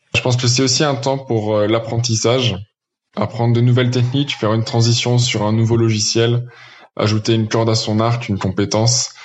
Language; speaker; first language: French; native; French